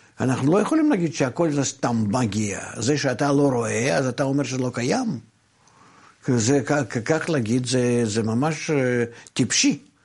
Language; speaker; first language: Hebrew; non-native, fluent; Russian